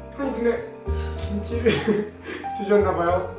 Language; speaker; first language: Korean; early bilingual, other home language; Japanese